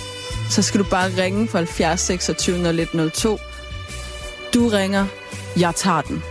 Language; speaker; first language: Danish; native; Danish